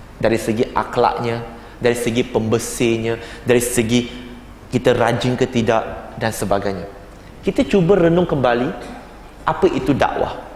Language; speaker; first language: Malay; non-native, local second language; Chinese